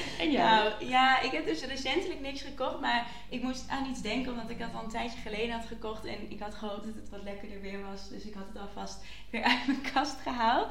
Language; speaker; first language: Dutch; native; Dutch